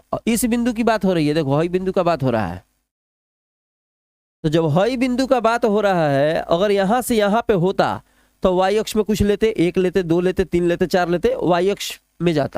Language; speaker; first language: Hindi; non-native, local second language; Bhojpuri